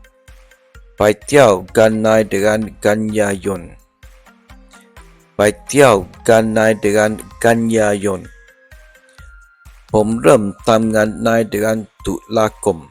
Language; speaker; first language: Thai; non-native, learner; English